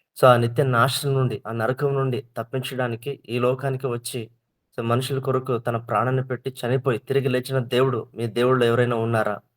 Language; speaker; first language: Telugu; non-native, local second language; Kannada